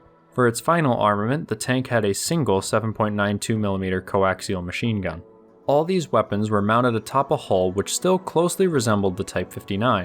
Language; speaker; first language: English; native; English